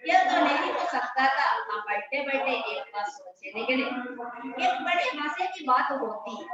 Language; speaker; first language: Hindi; non-native, local second language; Malayalam